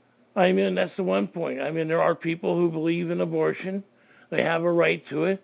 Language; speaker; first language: English; native; English